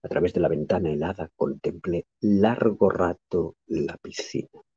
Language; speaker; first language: Spanish; non-native, local second language; Catalan